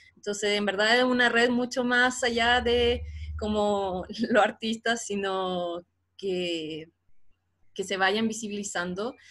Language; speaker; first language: Spanish; native; Spanish